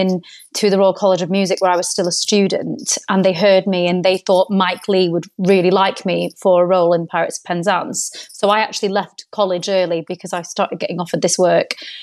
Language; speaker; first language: English; native; English